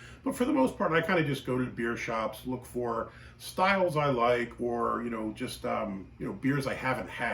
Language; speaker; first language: English; native; English